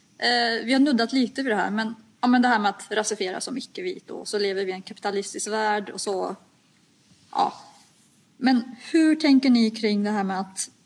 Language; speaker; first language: Swedish; early bilingual, other home language; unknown